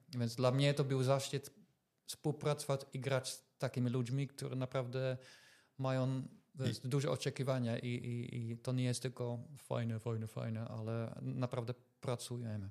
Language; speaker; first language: Polish; non-native, fluent; Dutch